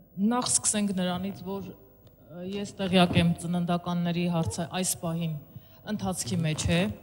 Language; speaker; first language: Armenian; native; Armenian